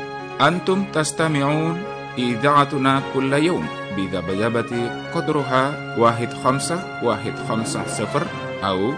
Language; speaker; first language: Arabic; non-native, fluent; Indonesian